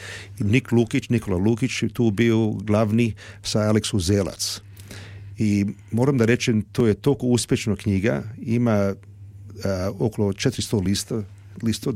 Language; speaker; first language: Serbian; early bilingual, heritage; Serbian